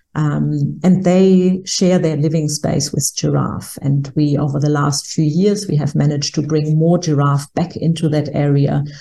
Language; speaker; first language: English; non-native, fluent; German